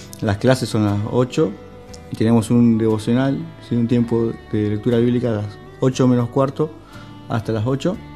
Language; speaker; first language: Spanish; native; Spanish